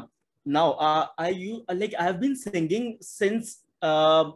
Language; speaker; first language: English; non-native, local second language; Hindi